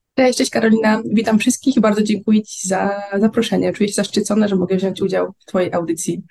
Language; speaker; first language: Polish; native; Polish